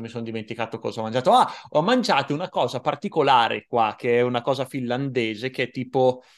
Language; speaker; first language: Italian; native; Italian